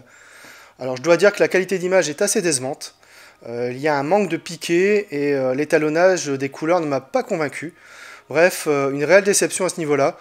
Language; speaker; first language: French; native; French